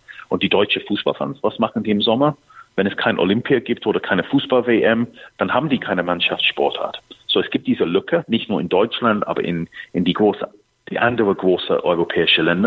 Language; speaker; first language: German; non-native, fluent; English